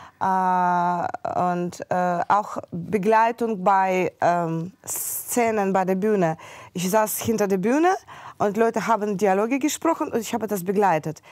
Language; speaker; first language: German; non-native, fluent; Russian